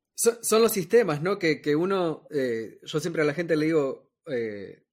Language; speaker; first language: Spanish; native; Spanish